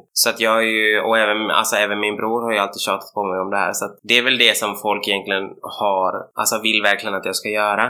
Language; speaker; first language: Swedish; native; Swedish